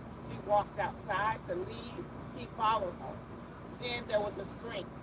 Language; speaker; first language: English; native; English